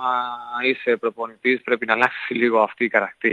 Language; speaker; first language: Greek; non-native, fluent; Spanish